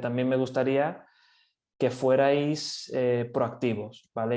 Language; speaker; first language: Spanish; native; Spanish